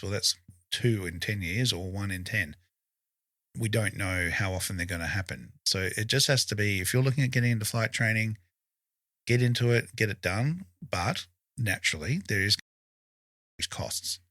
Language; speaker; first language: English; native; English